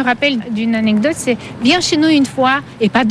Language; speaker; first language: French; non-native, fluent; Russian